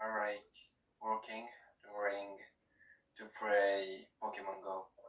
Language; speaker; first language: English; non-native, learner; Japanese